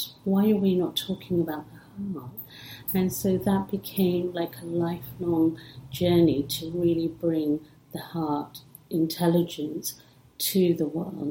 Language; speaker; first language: English; early bilingual, other home language; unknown